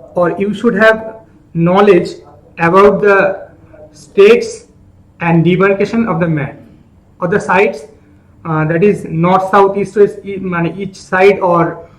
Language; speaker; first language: English; non-native, local second language; Bangla